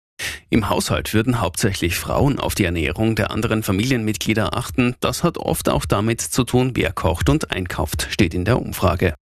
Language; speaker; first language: German; native; German